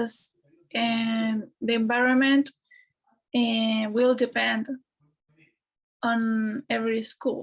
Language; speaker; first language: English; non-native, fluent; Spanish